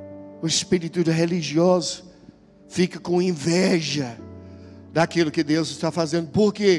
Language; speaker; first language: Portuguese; non-native, fluent; English